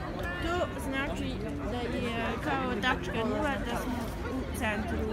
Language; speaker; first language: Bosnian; early bilingual, heritage; Serbian